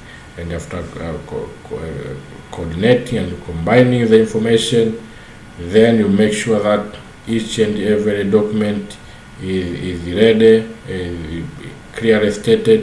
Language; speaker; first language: English; non-native, local second language; Swahili